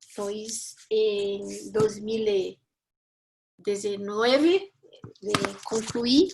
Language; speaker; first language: Spanish; non-native, fluent; Portuguese